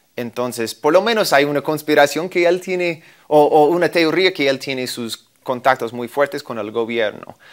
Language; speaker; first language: Spanish; non-native, fluent; English